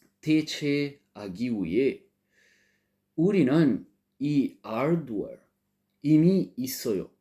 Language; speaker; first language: Korean; non-native, learner; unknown